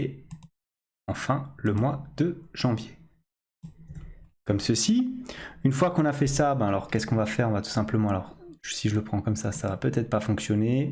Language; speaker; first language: French; native; French